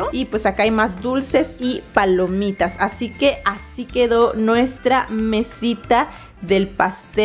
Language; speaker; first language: Spanish; native; Spanish